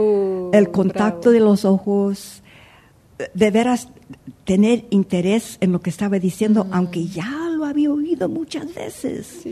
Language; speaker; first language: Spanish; early bilingual, heritage; Spanish